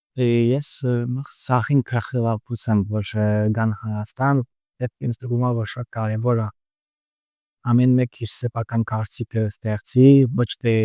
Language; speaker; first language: Armenian; early bilingual, heritage; Armenian